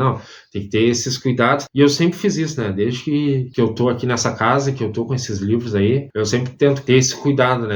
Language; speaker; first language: Portuguese; native; Portuguese